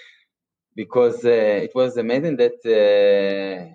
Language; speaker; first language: English; non-native, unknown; Hebrew